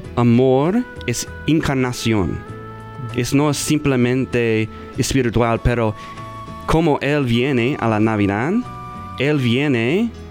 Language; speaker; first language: Spanish; non-native, learner; English